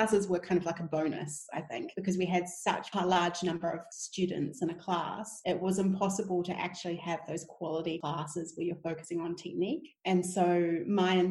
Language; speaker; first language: English; native; English